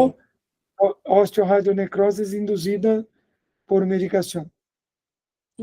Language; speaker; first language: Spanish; non-native, fluent; Portuguese